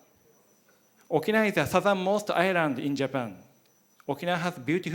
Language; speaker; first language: English; non-native, learner; Japanese